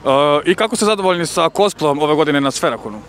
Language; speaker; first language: Croatian; native; Croatian